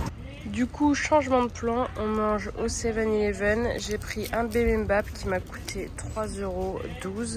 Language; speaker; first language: French; native; French